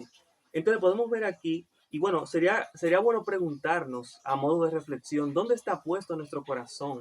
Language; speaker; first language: Spanish; native; Spanish